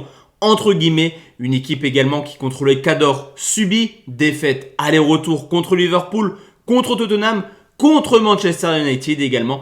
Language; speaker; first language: French; native; French